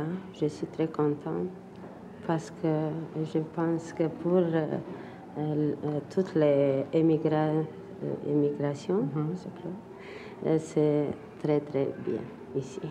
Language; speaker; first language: French; non-native, learner; Romanian